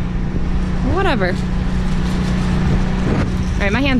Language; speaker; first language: English; native; English